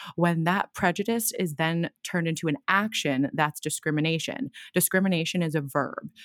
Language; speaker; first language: English; native; English